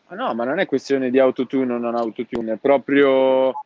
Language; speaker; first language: Italian; non-native, fluent; Arabic